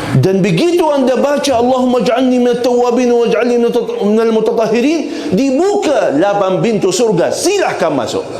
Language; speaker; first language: Malay; non-native, fluent; Arabic